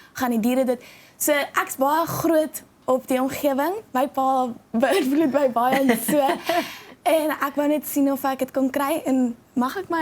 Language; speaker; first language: Afrikaans; native; Afrikaans